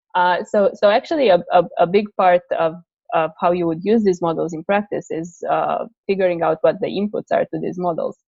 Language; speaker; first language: English; non-native, fluent; Romanian